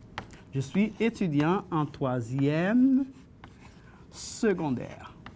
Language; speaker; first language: French; non-native, fluent; Spanish